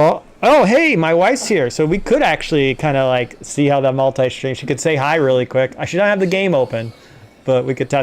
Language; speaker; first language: English; native; English